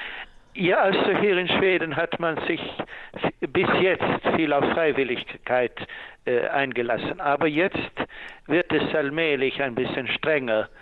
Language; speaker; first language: German; non-native, fluent; Swedish